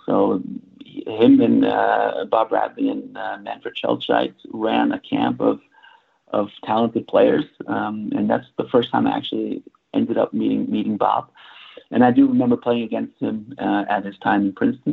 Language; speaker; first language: English; native; English